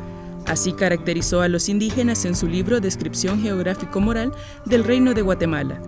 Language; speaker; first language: Spanish; native; Spanish